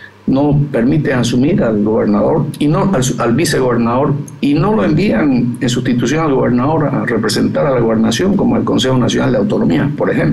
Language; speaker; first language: Spanish; native; Spanish